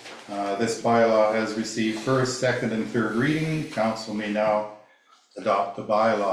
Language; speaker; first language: English; native; English